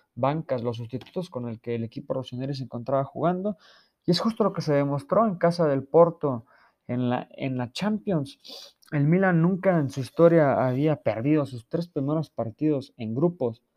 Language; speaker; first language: Spanish; native; Spanish